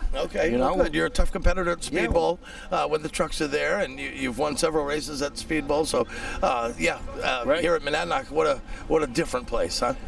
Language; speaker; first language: English; native; English